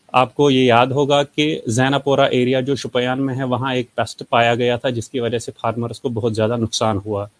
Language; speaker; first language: Hindi; native; Hindi